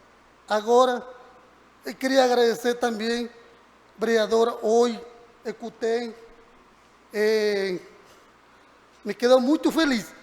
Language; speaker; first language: Portuguese; non-native, learner; Spanish